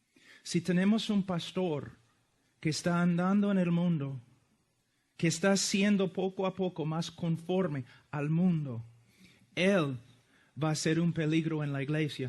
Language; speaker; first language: Spanish; non-native, fluent; English